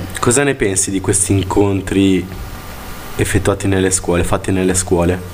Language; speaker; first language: Italian; native; Italian